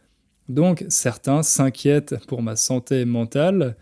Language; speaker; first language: French; native; French